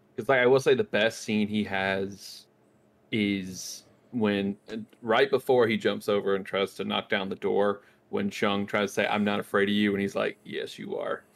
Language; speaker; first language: English; native; English